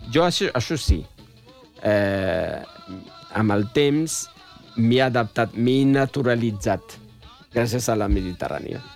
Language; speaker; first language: Catalan; non-native, fluent; Riffian